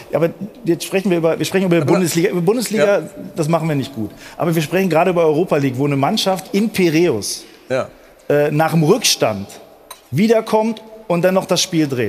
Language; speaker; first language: German; native; German